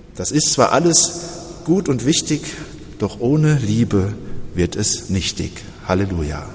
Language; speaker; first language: German; native; German